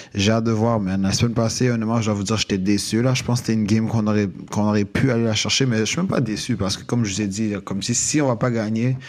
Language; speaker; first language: French; native; French